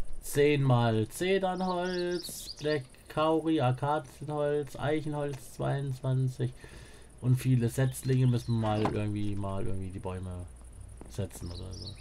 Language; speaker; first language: German; native; German